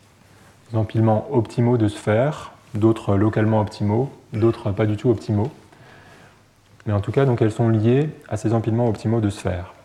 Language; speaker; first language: French; native; French